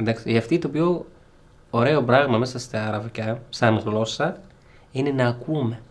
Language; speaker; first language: Greek; non-native, learner; Arabic